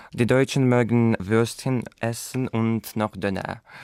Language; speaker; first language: German; non-native, fluent; Azerbaijani